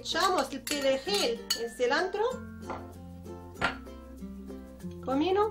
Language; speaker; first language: Spanish; non-native, learner; Arabic